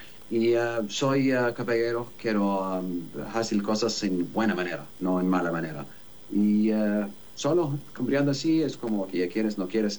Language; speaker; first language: Spanish; non-native, learner; Arabic